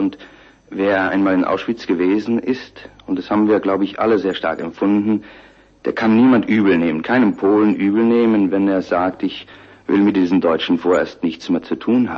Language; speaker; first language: German; native; German